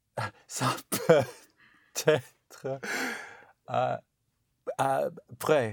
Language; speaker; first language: French; non-native, learner; English